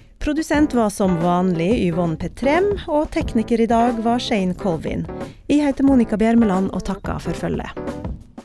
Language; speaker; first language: Norwegian; native; Norwegian